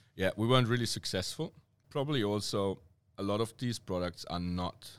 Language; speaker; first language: English; non-native, fluent; German